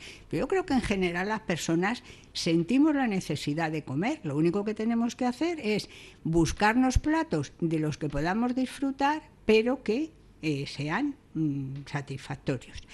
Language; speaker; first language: Spanish; native; Spanish